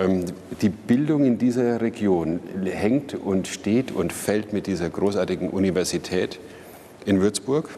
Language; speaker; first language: German; native; German